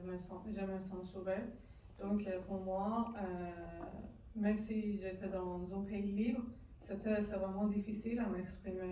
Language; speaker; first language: French; non-native, learner; Persian